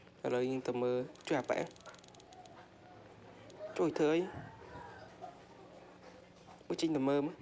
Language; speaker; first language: Khmer; native; Khmer